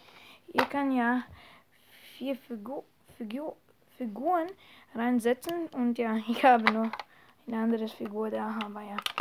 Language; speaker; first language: German; non-native, learner; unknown